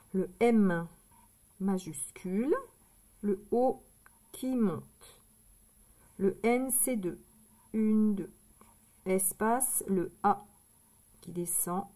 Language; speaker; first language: French; native; French